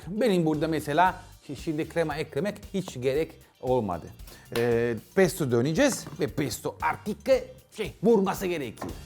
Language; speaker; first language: Turkish; non-native, learner; Italian